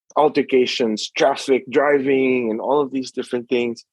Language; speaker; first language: English; non-native, local second language; Filipino